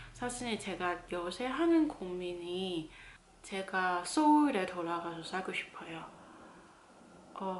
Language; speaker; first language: Korean; non-native, fluent; Cantonese